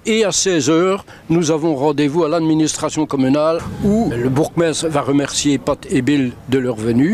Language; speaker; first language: French; native; French